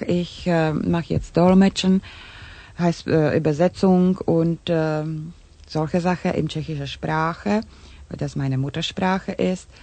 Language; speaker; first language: German; non-native, fluent; Czech